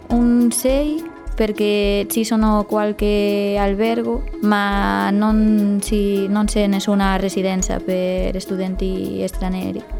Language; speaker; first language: Italian; non-native, fluent; Spanish